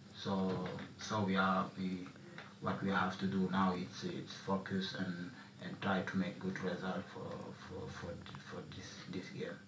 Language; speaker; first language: English; non-native, learner; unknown